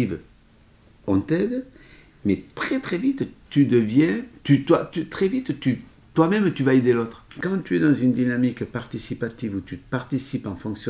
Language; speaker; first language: French; native; French